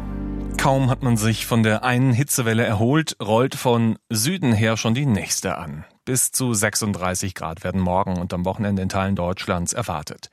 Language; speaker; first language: German; native; German